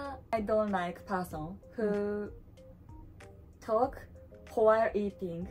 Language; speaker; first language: English; non-native, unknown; Japanese